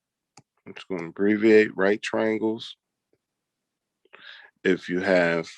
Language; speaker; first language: English; native; English